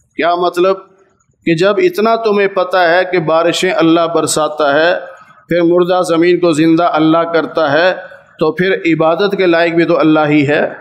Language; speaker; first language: Urdu; non-native, local second language; Punjabi